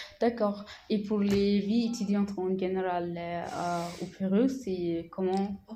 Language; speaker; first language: French; non-native, learner; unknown